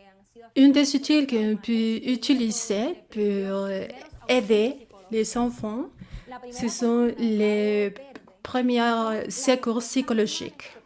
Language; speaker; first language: French; non-native, fluent; Spanish